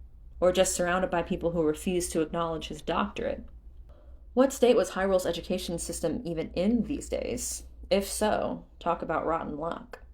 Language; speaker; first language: English; native; English